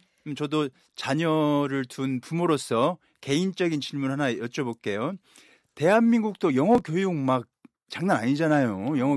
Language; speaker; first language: Korean; native; Korean